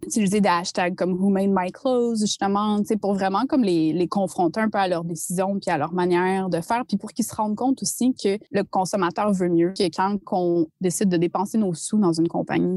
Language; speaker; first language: French; native; French